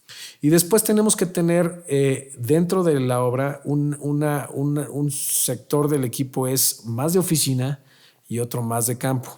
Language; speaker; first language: Spanish; native; Spanish